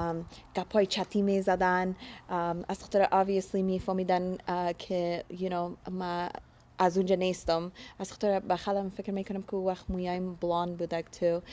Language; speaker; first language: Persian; early bilingual, heritage; Persian